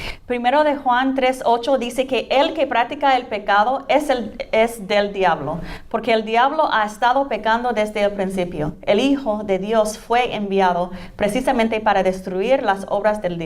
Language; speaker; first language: Spanish; non-native, fluent; English